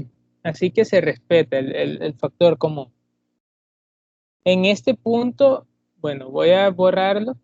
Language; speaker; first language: Spanish; native; Spanish